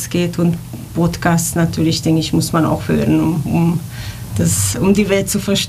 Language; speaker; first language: German; non-native, fluent; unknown